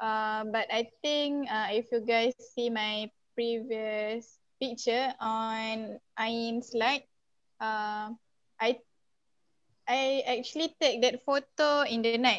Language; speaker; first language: English; non-native, local second language; Malay